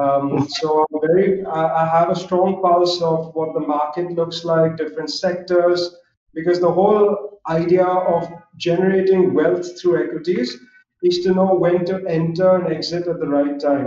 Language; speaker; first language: English; non-native, local second language; Gujarati